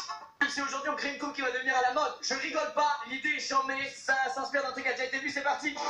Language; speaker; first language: French; native; French